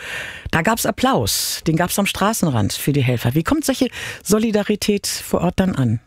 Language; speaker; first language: German; native; German